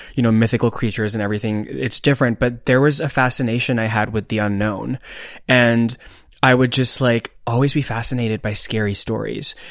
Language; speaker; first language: English; non-native, local second language; Hindi